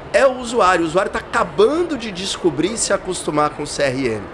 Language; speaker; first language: Portuguese; native; Portuguese